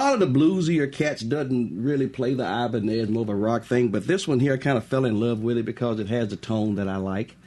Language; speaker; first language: English; native; English